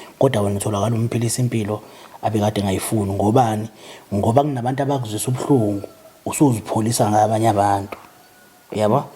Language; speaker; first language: Zulu; native; Zulu